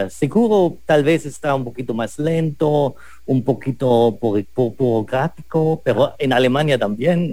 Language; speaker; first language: Spanish; non-native, fluent; German